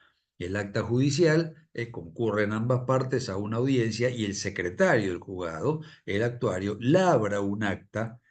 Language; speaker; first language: Spanish; native; Spanish